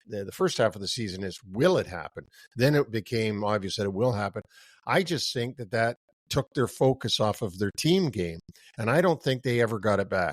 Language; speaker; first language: English; native; English